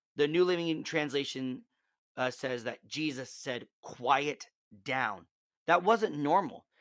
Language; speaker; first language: English; native; English